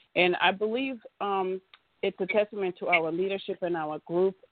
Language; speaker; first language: English; native; English